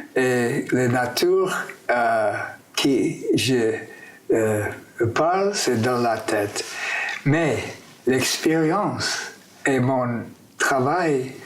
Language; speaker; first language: French; non-native, fluent; English